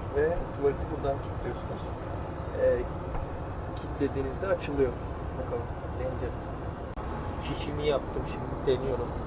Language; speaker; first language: Turkish; native; Turkish